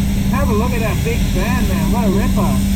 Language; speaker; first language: English; native; English